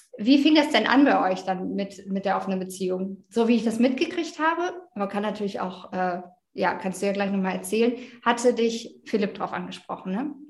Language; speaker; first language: German; native; German